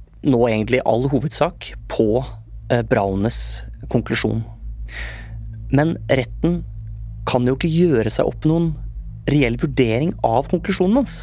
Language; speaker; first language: Norwegian; native; Norwegian